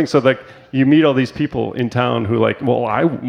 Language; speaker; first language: English; native; English